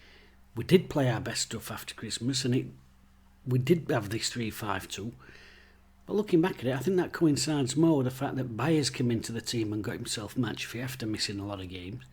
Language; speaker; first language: English; native; English